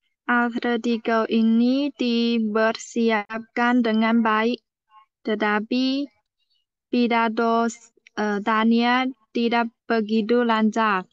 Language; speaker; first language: Indonesian; non-native, learner; Chinese